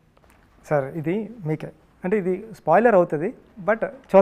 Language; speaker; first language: Telugu; native; Telugu